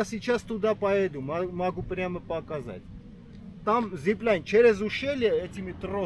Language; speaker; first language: Russian; non-native, fluent; Armenian